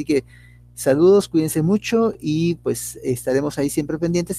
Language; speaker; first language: Spanish; native; Spanish